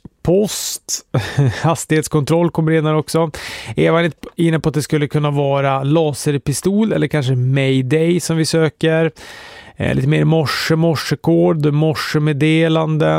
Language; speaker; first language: Swedish; native; Swedish